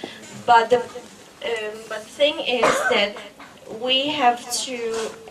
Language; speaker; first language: English; non-native, fluent; Danish